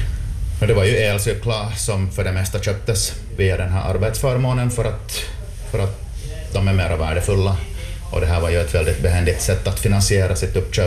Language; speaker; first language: Swedish; native; Swedish